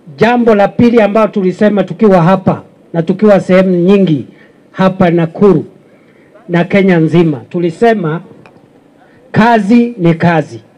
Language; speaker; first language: Swahili; non-native, local second language; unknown